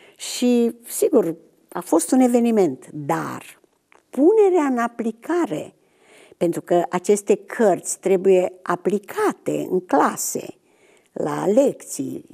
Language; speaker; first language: Romanian; native; Romanian